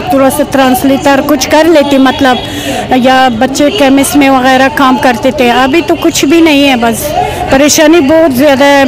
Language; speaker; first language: Hindi; non-native, fluent; Persian